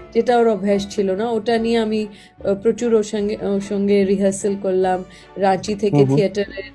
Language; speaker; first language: Bangla; non-native, local second language; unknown